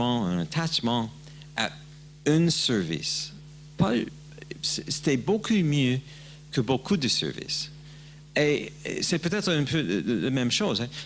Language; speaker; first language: French; non-native, learner; English